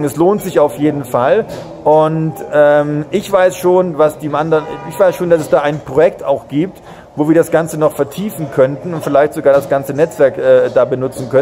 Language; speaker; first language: German; native; German